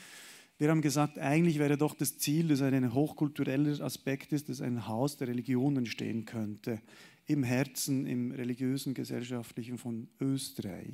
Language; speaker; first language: German; native; German